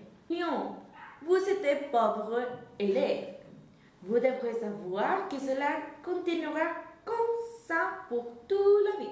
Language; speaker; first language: French; non-native, learner; Spanish